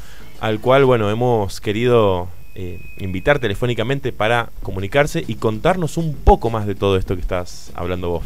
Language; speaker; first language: Spanish; native; Spanish